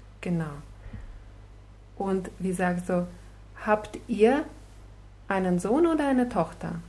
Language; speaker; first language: German; non-native, fluent; Russian